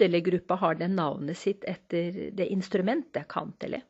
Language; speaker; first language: Norwegian; native; Norwegian